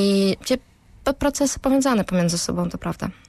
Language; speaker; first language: Polish; non-native, fluent; Russian